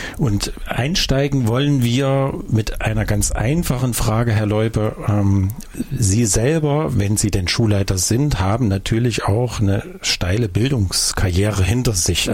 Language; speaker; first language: German; native; German